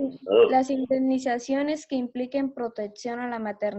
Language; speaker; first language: Spanish; native; Spanish